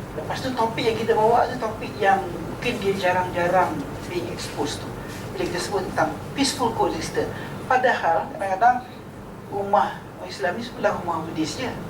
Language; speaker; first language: Malay; native; Malay